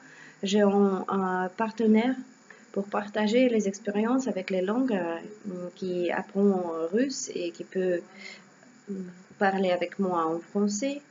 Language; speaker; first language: French; non-native, learner; Russian